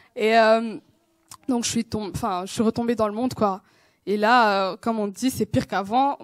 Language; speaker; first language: French; non-native, local second language; Kinyarwanda